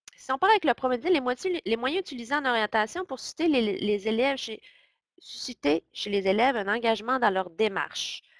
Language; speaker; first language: French; native; French